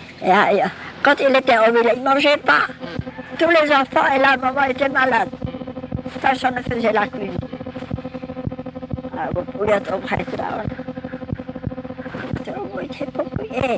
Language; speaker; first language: French; non-native, local second language; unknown